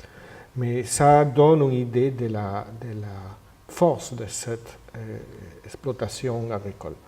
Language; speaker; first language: French; non-native, fluent; Spanish